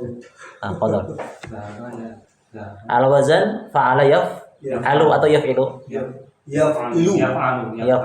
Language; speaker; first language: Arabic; non-native, fluent; Indonesian